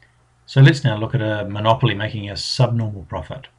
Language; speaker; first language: English; native; English